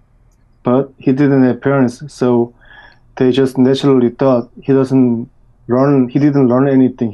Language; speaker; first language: English; non-native, fluent; Korean